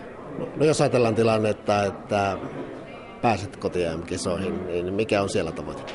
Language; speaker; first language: Finnish; native; Finnish